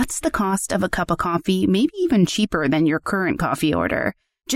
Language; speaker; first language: English; native; English